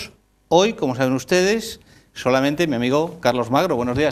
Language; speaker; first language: Spanish; native; Spanish